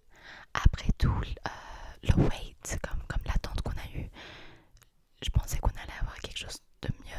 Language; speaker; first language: French; early bilingual, heritage; English